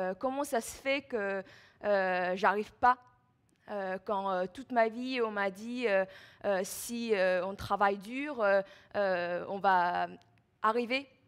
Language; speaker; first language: French; non-native, fluent; Chinese